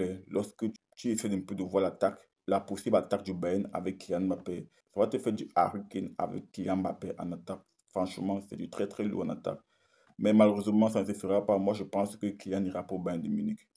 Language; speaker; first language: French; native; French